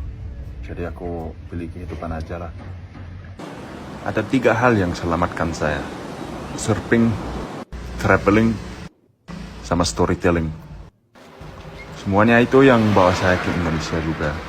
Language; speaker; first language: Indonesian; non-native, fluent; English